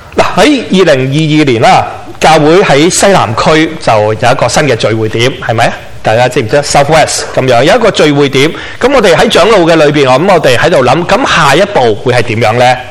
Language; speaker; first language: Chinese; non-native, local second language; Cantonese